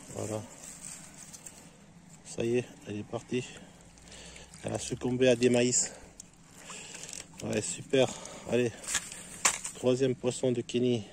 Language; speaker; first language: French; native; French